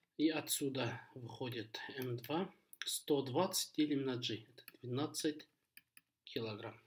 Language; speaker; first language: Russian; non-native, local second language; Kazakh